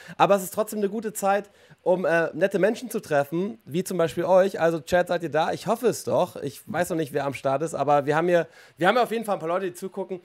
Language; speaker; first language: German; native; German